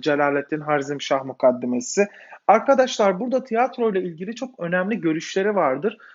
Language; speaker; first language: Turkish; native; Turkish